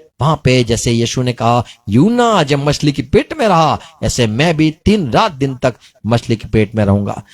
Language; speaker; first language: Hindi; non-native, local second language; Gujarati